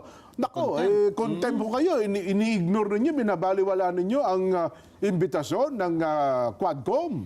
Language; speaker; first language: Filipino; native; Filipino